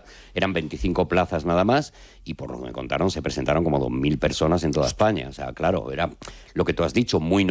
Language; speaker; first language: Spanish; native; Spanish